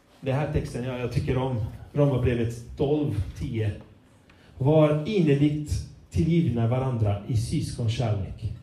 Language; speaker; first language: Swedish; non-native, fluent; Portuguese